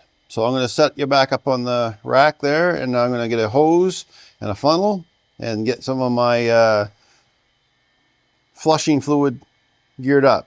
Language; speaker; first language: English; native; English